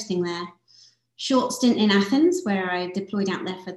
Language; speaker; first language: English; native; English